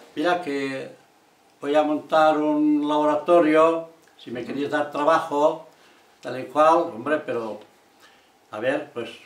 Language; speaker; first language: Spanish; non-native, local second language; Catalan